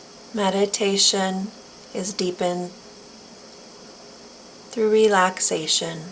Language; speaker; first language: English; native; English